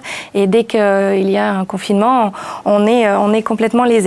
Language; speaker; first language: French; native; French